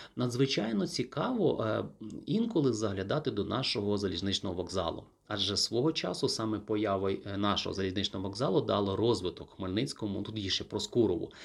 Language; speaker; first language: Ukrainian; native; Ukrainian